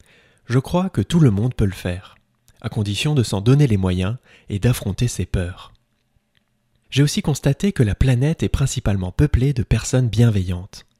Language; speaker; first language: French; native; French